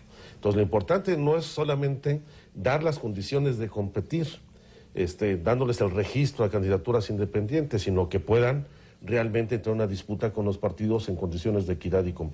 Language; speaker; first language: Spanish; native; Spanish